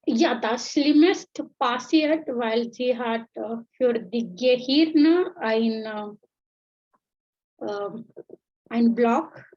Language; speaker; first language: German; non-native, learner; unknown